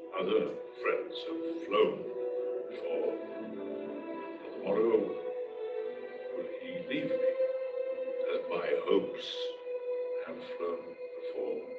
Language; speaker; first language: English; native; English